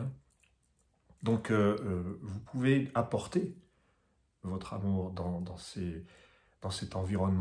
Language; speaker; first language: French; native; French